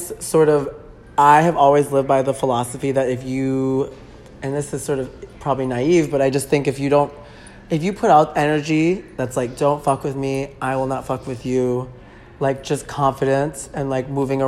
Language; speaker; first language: English; native; English